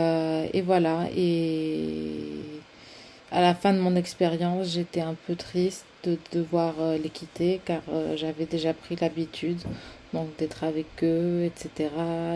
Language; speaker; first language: French; non-native, fluent; Spanish